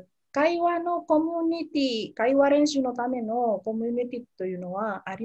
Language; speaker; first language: Japanese; non-native, fluent; Indonesian